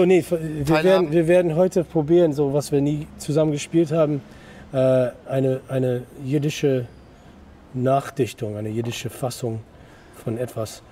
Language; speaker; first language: German; non-native, fluent; English